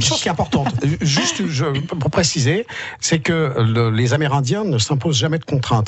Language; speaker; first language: French; native; French